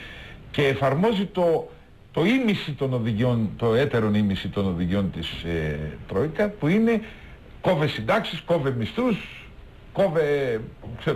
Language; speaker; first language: Greek; native; Greek